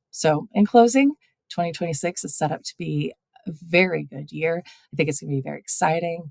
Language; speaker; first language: English; native; English